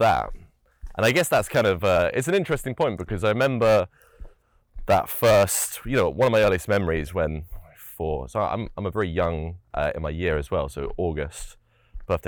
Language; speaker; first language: English; native; English